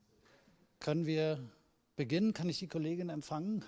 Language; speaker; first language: German; native; German